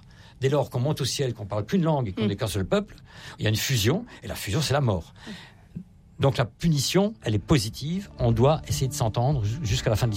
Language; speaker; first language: French; native; French